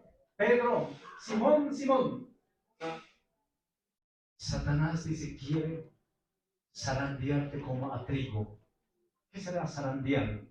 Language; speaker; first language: Spanish; non-native, local second language; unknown